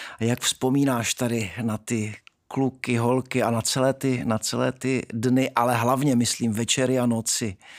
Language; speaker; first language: Czech; native; Czech